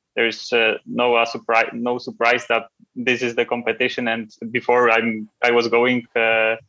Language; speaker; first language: English; non-native, fluent; Polish